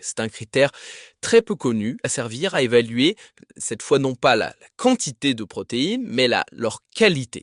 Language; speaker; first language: French; native; French